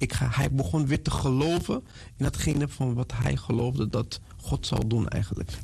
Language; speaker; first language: Dutch; non-native, fluent; Portuguese